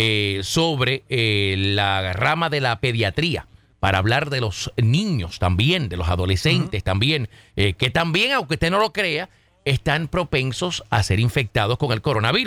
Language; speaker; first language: Spanish; native; Spanish